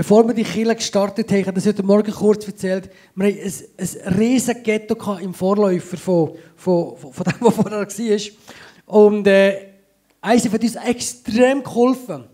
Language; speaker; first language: German; native; German